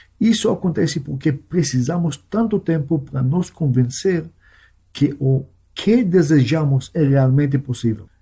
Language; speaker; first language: Portuguese; non-native, fluent; Hebrew